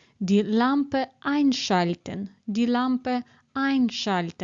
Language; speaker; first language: German; non-native, fluent; Ukrainian